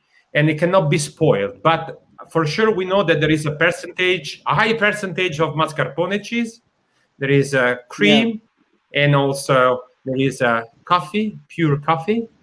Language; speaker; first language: English; non-native, learner; Italian